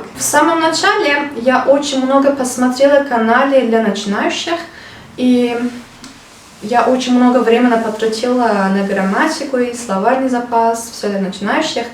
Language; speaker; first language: Russian; non-native, learner; Turkish